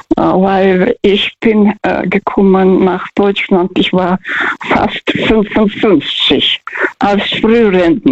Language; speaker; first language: German; non-native, fluent; Russian